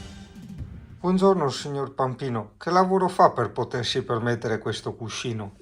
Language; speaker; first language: Italian; native; Italian